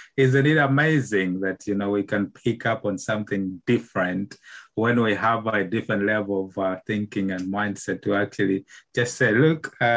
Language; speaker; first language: English; non-native, local second language; Nyanja